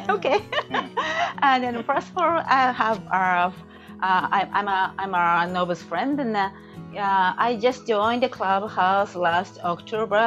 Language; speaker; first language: English; non-native, fluent; Japanese